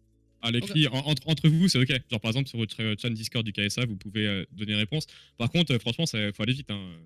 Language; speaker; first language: French; native; French